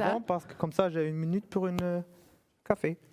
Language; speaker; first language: French; non-native, fluent; German